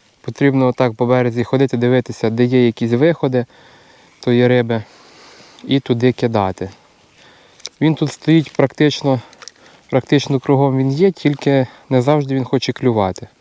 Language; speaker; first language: Ukrainian; native; Ukrainian